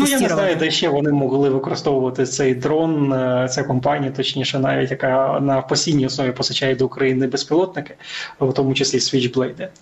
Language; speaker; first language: Ukrainian; native; Ukrainian